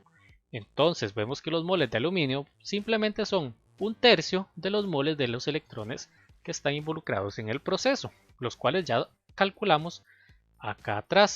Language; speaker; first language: Spanish; native; Spanish